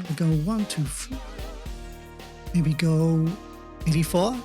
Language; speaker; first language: English; native; English